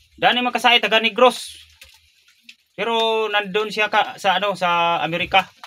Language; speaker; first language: Filipino; non-native, local second language; Cebuano